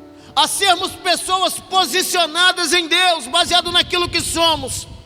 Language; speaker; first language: Portuguese; native; Portuguese